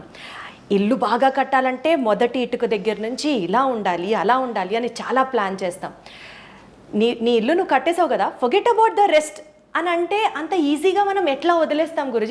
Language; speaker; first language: Telugu; native; Telugu